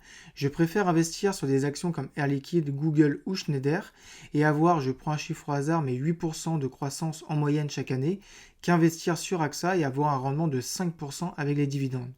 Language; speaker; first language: French; native; French